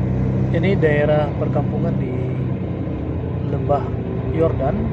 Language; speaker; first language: Indonesian; native; Indonesian